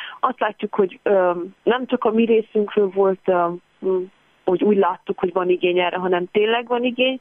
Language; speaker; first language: Hungarian; native; Hungarian